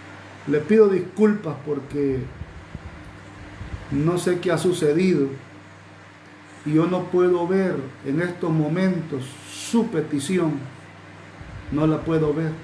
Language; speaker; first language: Spanish; native; Spanish